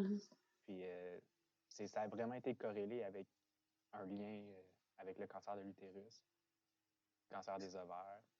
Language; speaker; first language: French; native; French